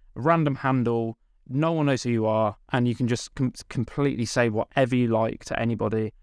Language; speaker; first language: English; native; English